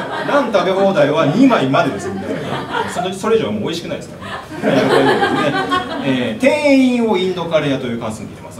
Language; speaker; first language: Japanese; native; Japanese